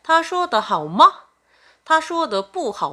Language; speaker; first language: Chinese; non-native, fluent; Korean